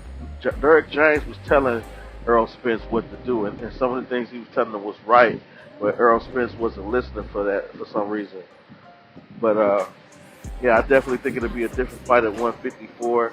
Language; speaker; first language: English; native; English